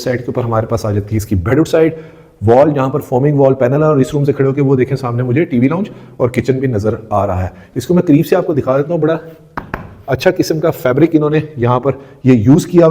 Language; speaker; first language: Urdu; native; Urdu